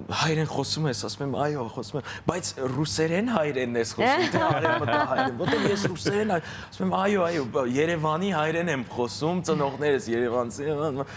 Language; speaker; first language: Armenian; early bilingual, heritage; Armenian